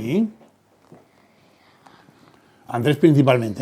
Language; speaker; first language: Spanish; native; Spanish